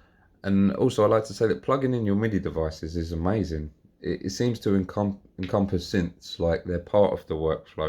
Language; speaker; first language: English; native; English